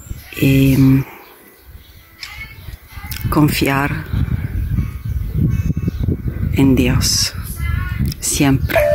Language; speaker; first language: Spanish; non-native, learner; Italian